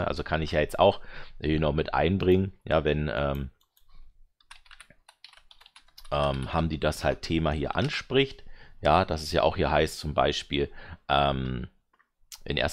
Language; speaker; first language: German; native; German